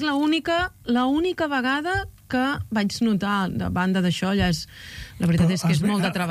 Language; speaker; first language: Catalan; native; Catalan